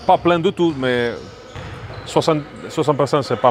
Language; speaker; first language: French; non-native, fluent; Italian